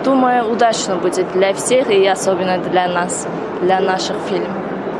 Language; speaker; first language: Russian; non-native, local second language; Azerbaijani